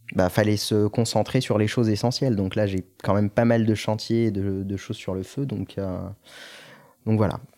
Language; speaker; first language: French; non-native, local second language; Arabic